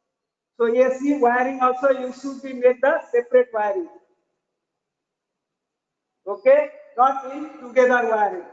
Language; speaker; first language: English; non-native, learner; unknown